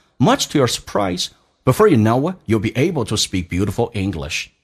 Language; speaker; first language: English; non-native, fluent; Chinese